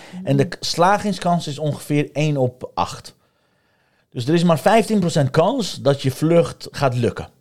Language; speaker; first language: Dutch; non-native, fluent; Persian